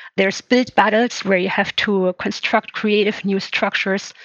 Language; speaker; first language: English; non-native, fluent; German